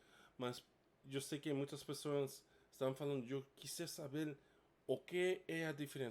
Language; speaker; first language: Portuguese; non-native, fluent; English